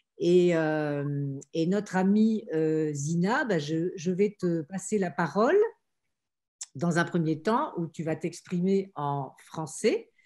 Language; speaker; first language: French; native; French